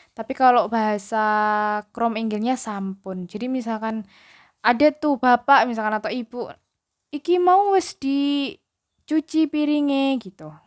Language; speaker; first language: Indonesian; non-native, local second language; Javanese